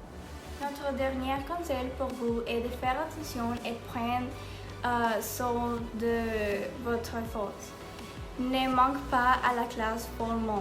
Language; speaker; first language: French; non-native, learner; Spanish